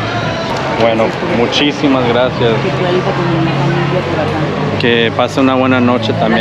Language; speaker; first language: Spanish; early bilingual, heritage; Spanish